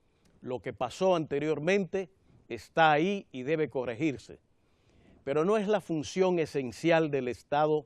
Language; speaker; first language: Spanish; native; Spanish